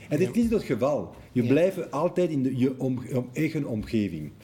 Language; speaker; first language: Dutch; non-native, local second language; French